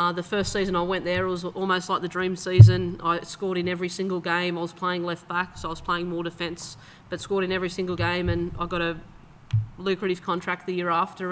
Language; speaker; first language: English; native; English